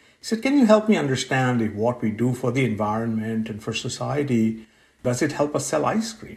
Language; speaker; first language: English; non-native, local second language; Bangla